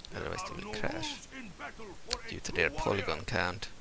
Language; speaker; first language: English; non-native, fluent; Swedish